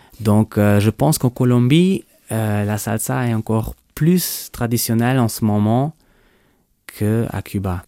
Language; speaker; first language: French; non-native, local second language; Luxembourgish